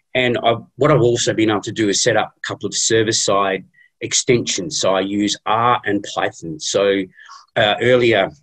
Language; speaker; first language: English; native; English